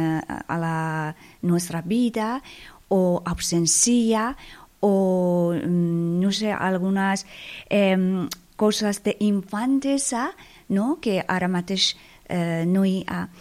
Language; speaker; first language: Catalan; non-native, fluent; Persian